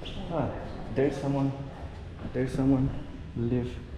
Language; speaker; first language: English; non-native, learner; Indonesian